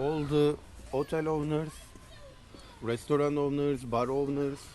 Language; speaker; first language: English; non-native, learner; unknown